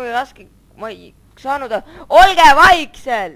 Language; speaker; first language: Estonian; native; Estonian